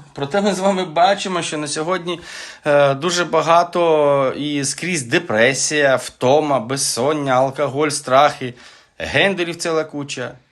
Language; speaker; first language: Ukrainian; non-native, local second language; Russian